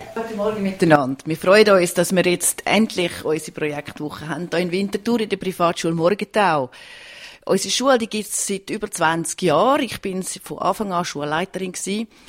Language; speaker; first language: German; native; German